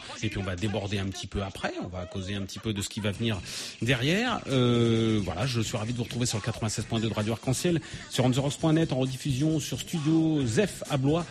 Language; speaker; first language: French; native; French